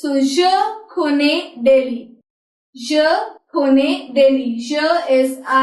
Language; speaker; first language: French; non-native, learner; Hindi